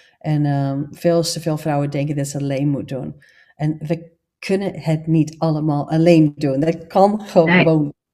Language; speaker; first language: Dutch; non-native, fluent; English